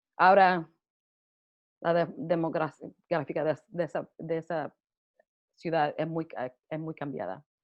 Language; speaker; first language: Spanish; early bilingual, heritage; Spanish